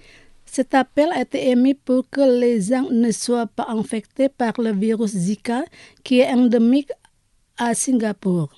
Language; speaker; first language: French; non-native, fluent; Indonesian